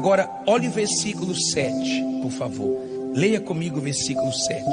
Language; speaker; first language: Portuguese; native; Portuguese